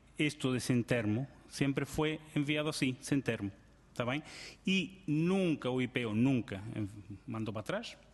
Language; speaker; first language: Portuguese; non-native, fluent; Spanish